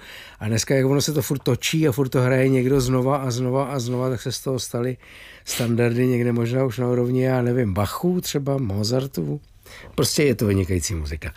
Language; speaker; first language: Czech; native; Czech